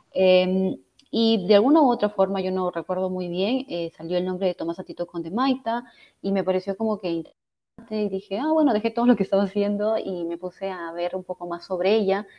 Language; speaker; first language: Spanish; native; Spanish